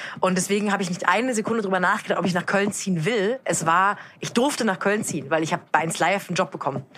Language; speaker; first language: German; native; German